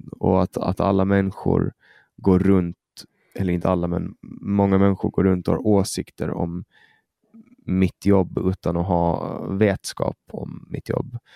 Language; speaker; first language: Swedish; native; Swedish